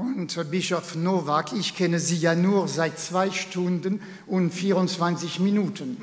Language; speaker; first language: German; non-native, fluent; French